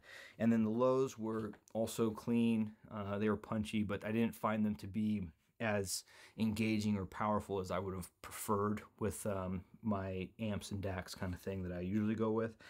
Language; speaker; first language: English; native; English